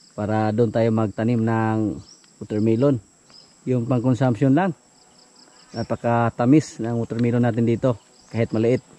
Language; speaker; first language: Filipino; non-native, local second language; Cebuano